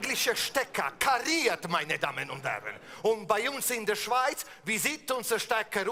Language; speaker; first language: German; non-native, fluent; Italian